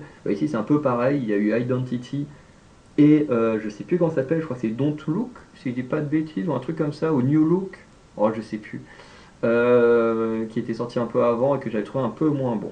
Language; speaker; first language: French; native; French